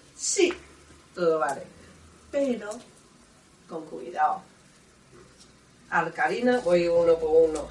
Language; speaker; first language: Spanish; non-native, learner; Chinese